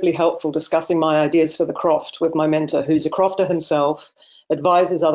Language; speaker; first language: English; native; English